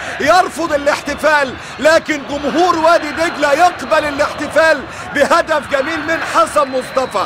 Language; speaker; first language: Arabic; native; Arabic